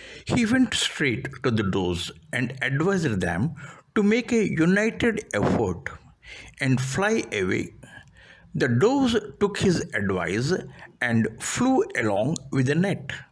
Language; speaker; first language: English; non-native, local second language; Telugu